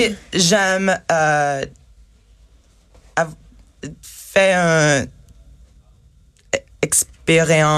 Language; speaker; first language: French; non-native, learner; English